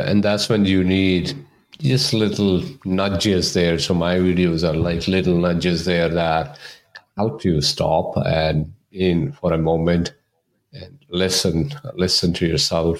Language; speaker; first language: English; non-native, local second language; Punjabi